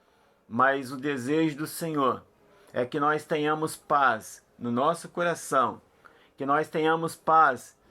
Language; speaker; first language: Portuguese; native; Portuguese